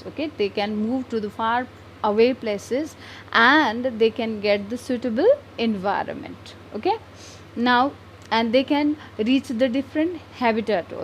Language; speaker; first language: English; non-native, local second language; Hindi